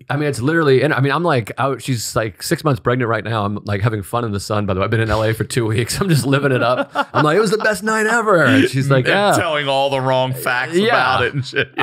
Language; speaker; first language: English; native; English